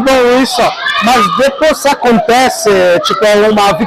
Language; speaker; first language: Portuguese; non-native, local second language; Haitian Creole